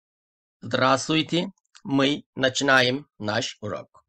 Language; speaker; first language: Russian; non-native, fluent; Turkish